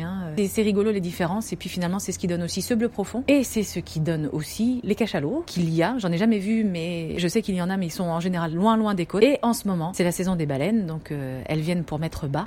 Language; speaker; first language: French; native; French